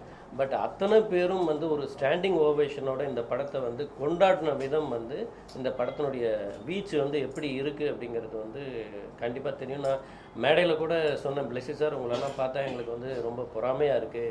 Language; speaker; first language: Tamil; native; Tamil